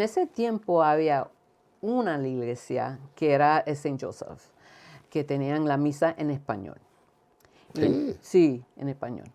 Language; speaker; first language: Spanish; early bilingual, heritage; Spanish